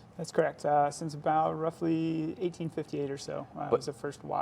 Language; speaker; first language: English; native; English